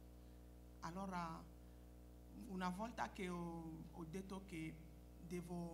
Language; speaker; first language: Italian; non-native, fluent; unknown